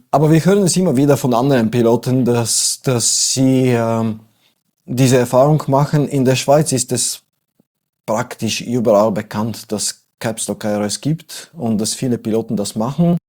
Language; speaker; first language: German; non-native, fluent; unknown